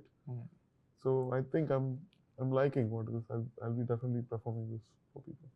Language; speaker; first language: Telugu; non-native, learner; Tamil